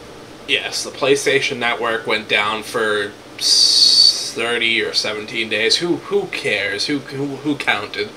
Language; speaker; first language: English; native; English